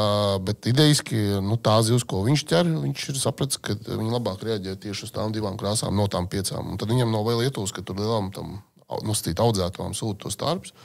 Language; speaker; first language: Latvian; native; Latvian